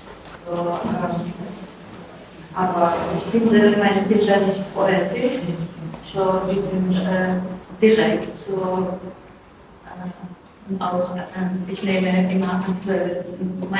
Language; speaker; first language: German; non-native, learner; Persian